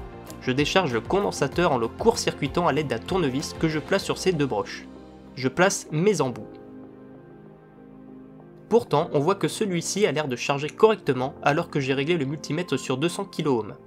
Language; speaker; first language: French; native; French